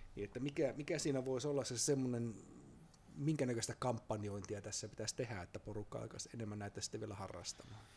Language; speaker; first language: Finnish; native; Finnish